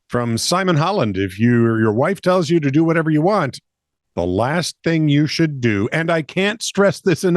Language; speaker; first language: English; native; English